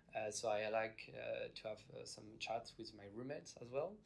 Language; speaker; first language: English; non-native, fluent; French